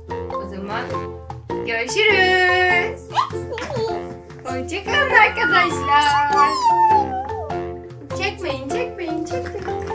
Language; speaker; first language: Turkish; native; Turkish